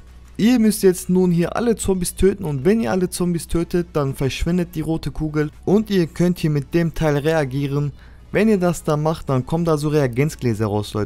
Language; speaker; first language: German; native; German